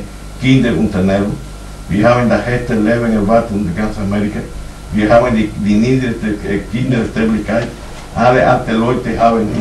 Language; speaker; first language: German; non-native, fluent; Spanish